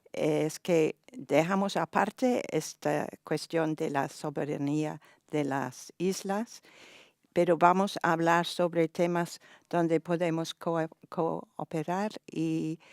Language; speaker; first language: Spanish; non-native, fluent; English